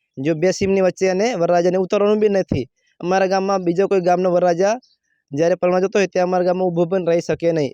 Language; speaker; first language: Gujarati; non-native, local second language; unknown